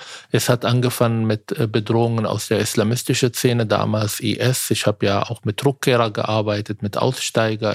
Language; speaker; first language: German; non-native, fluent; Arabic